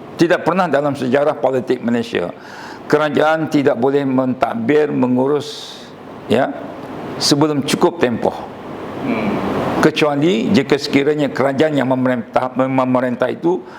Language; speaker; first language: Malay; native; Malay